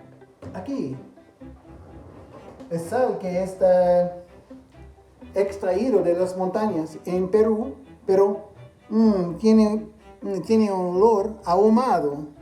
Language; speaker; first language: Spanish; non-native, fluent; English